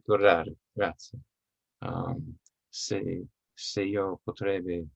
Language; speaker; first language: Italian; non-native, learner; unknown